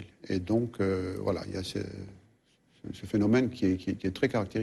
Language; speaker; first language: French; native; French